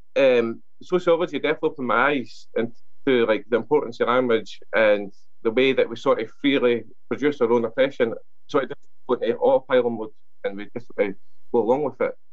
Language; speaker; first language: English; non-native, local second language; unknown